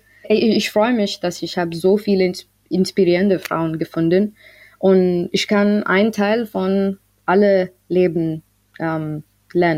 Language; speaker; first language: German; non-native, learner; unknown